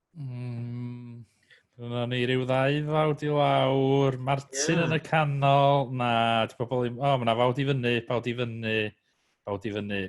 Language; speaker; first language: Welsh; native; Welsh